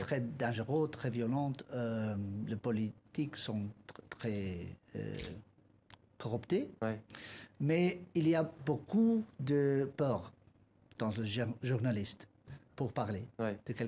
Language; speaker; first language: French; non-native, learner; Spanish